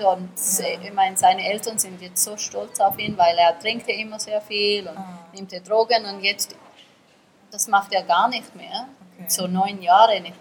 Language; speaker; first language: German; early bilingual, heritage; German